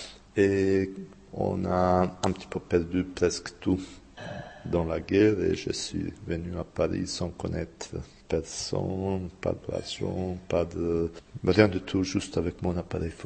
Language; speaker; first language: French; non-native, fluent; Bosnian